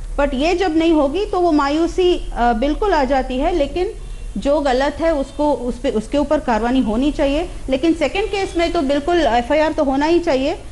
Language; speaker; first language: Hindi; non-native, local second language; Kannada